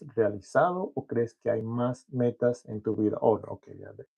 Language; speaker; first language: Spanish; early bilingual, other home language; English